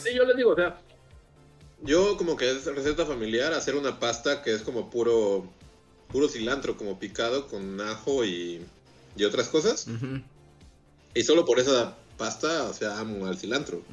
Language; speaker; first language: Spanish; native; Spanish